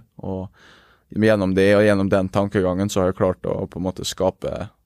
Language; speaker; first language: Swedish; non-native, fluent; Norwegian